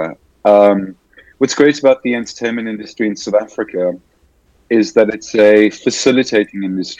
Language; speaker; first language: English; native; English